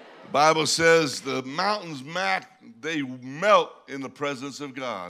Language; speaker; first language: English; native; English